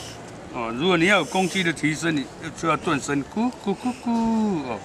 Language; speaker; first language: Chinese; native; Chinese